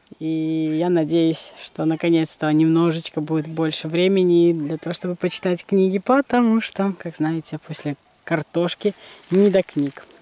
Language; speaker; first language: Russian; native; Russian